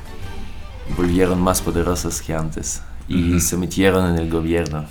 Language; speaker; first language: Spanish; non-native, fluent; Russian